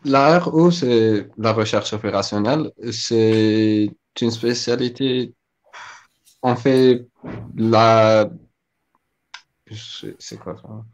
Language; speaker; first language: French; non-native, local second language; Arabic